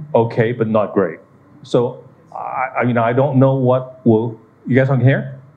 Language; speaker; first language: English; non-native, local second language; Cantonese